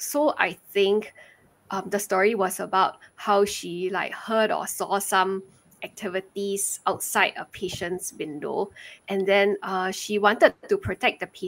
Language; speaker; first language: English; early bilingual, other home language; Chinese